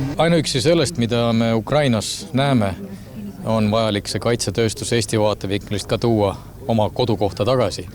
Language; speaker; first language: Estonian; native; Estonian